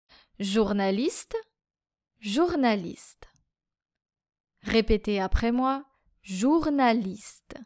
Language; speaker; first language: French; native; French